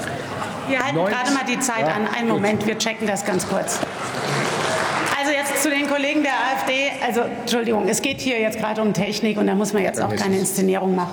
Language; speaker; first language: German; native; German